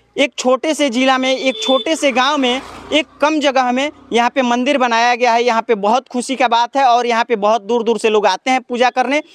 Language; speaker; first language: Hindi; native; Hindi